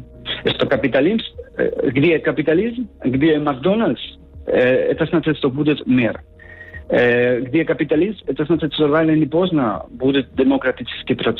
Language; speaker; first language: Russian; non-native, fluent; Spanish